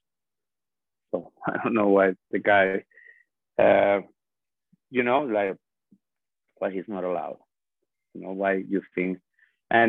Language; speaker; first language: English; non-native, fluent; Spanish